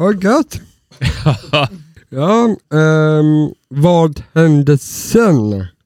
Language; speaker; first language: Swedish; non-native, learner; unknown